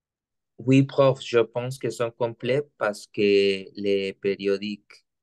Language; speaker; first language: French; non-native, learner; Spanish